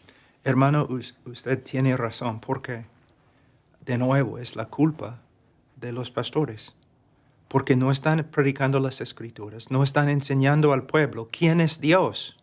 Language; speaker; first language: Spanish; non-native, fluent; English